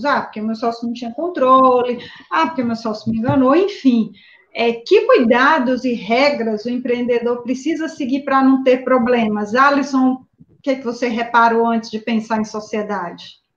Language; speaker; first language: Portuguese; native; Portuguese